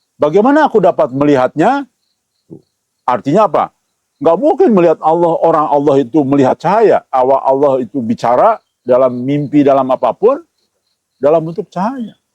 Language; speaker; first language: Indonesian; native; Indonesian